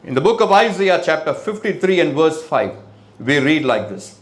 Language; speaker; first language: English; non-native, local second language; Tamil